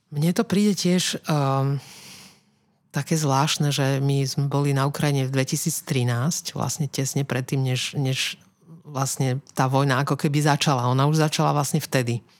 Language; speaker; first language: Slovak; native; Slovak